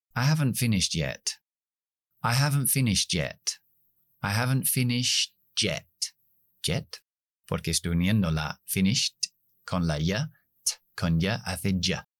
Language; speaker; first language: Spanish; non-native, fluent; English